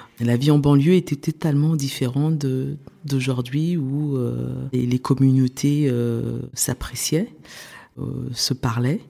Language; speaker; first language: French; early bilingual, other home language; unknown